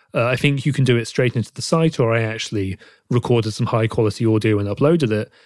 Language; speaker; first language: English; native; English